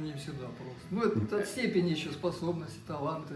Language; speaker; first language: Russian; native; Russian